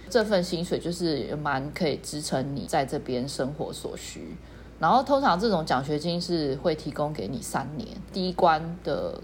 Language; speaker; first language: Chinese; native; Chinese